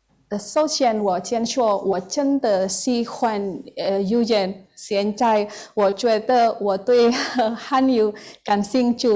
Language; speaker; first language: Chinese; non-native, learner; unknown